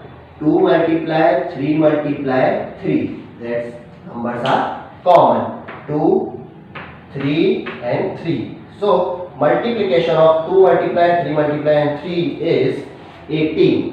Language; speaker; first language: English; non-native, local second language; Hindi